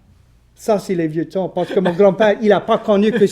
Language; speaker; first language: French; non-native, local second language; English